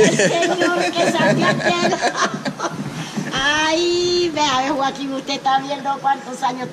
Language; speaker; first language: Spanish; native; Spanish